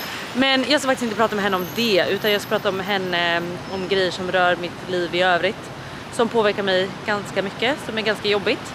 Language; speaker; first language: Swedish; native; Swedish